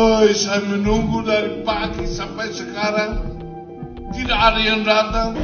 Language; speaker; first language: Indonesian; non-native, fluent; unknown